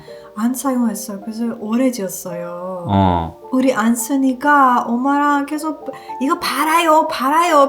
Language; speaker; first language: Korean; non-native, learner; Persian